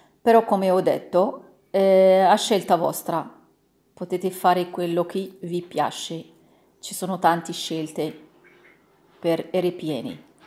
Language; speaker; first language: Italian; non-native, learner; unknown